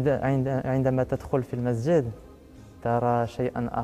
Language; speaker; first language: Arabic; non-native, learner; French